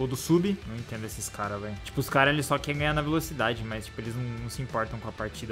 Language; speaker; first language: Portuguese; native; Portuguese